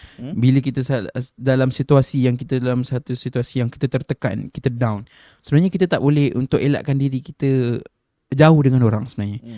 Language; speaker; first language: Malay; native; Malay